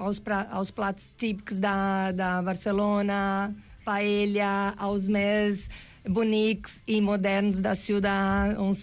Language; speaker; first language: Catalan; non-native, local second language; Spanish